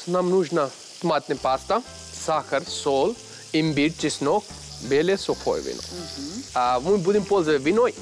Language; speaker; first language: Russian; non-native, learner; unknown